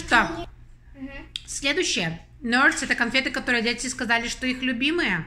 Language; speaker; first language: Russian; native; Russian